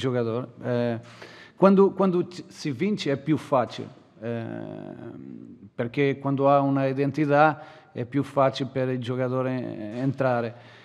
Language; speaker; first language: Italian; non-native, learner; Portuguese